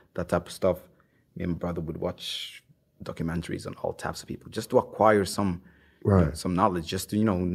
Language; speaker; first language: English; non-native, fluent; Swahili